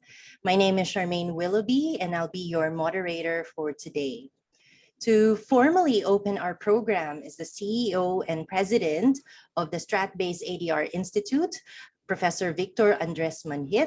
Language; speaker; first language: English; non-native, local second language; Filipino